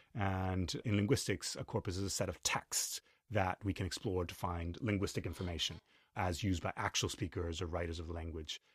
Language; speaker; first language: English; non-native, fluent; Spanish